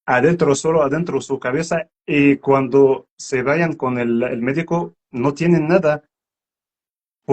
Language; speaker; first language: Spanish; non-native, learner; Arabic